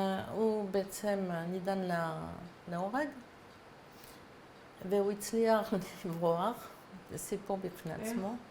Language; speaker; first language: Hebrew; non-native, fluent; French